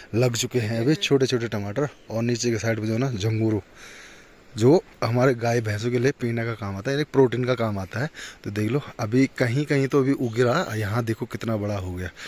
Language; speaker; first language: Hindi; native; Hindi